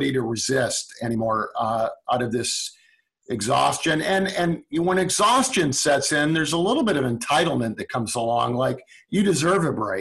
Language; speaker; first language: English; native; English